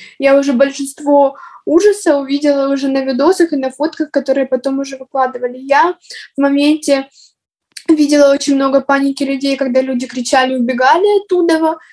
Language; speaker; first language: Russian; native; Russian